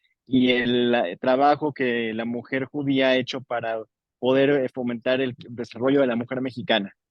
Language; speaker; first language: Spanish; native; Spanish